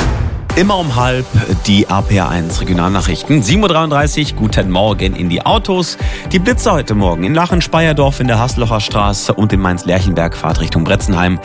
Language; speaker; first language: German; native; German